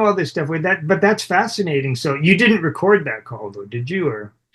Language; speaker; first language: English; native; English